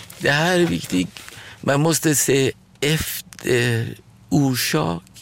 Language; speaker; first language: Swedish; non-native, fluent; Persian